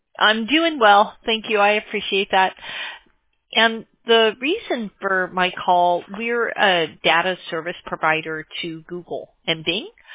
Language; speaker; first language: English; native; English